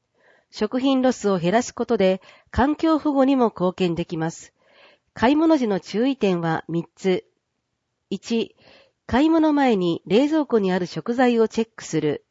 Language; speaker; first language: Japanese; native; Japanese